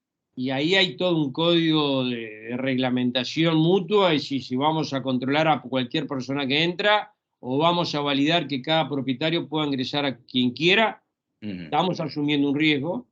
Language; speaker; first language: Spanish; native; Spanish